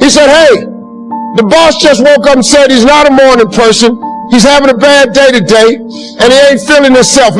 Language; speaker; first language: English; native; English